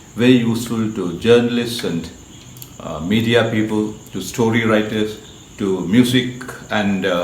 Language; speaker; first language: English; non-native, local second language; Malayalam